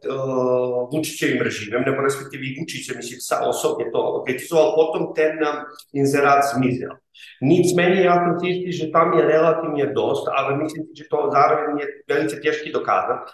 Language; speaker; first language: Czech; non-native, fluent; Serbian